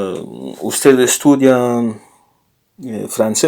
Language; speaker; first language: Spanish; non-native, learner; English